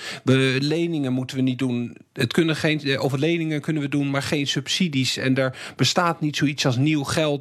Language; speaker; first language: Dutch; native; Dutch